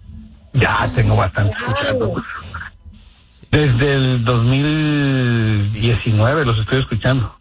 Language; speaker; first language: Spanish; native; Spanish